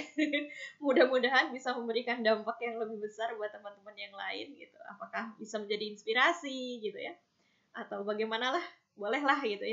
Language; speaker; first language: Indonesian; native; Indonesian